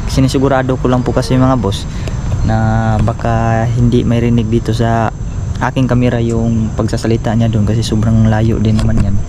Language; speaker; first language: Filipino; non-native, local second language; Cebuano